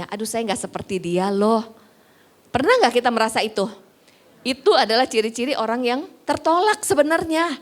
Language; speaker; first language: Indonesian; native; Indonesian